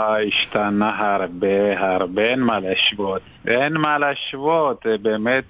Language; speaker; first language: Hebrew; non-native, fluent; Amharic